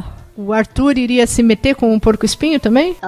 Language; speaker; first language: Portuguese; native; Portuguese